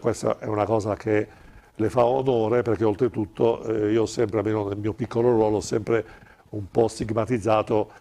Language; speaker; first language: Italian; native; Italian